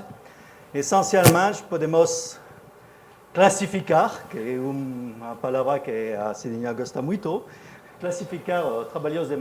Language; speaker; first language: Portuguese; non-native, fluent; French